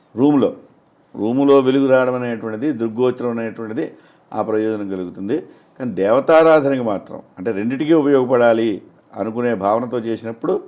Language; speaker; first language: Telugu; native; Telugu